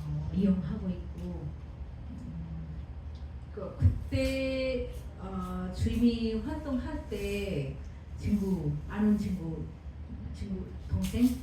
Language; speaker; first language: Korean; non-native, fluent; Nepali